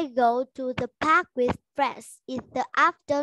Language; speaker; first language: English; non-native, learner; Vietnamese